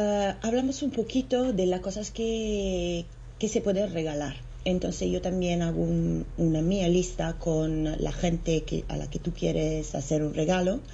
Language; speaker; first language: Spanish; non-native, fluent; Italian